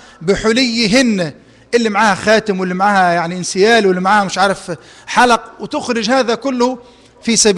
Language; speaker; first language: Arabic; native; Arabic